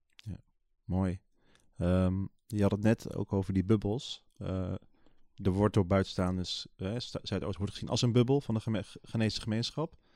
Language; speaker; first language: Dutch; early bilingual, other home language; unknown